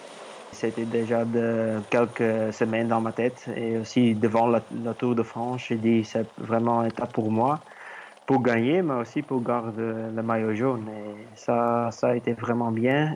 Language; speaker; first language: French; non-native, learner; Dutch